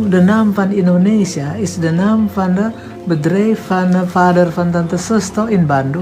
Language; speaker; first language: Dutch; non-native, fluent; Indonesian